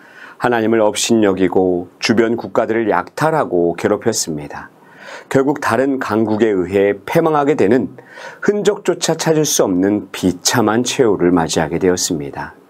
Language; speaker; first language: Korean; native; Korean